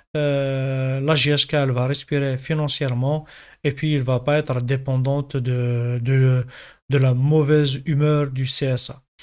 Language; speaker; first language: French; non-native, local second language; Kabyle